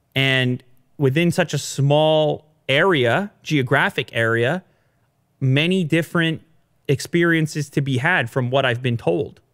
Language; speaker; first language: English; early bilingual, other home language; Italian